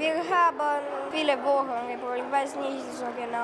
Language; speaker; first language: German; non-native, local second language; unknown